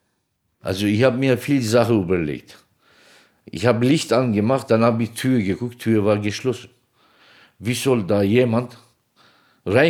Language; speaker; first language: German; non-native, fluent; Turkish